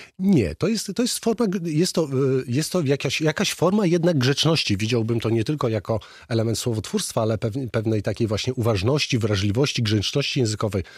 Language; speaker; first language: Polish; native; Polish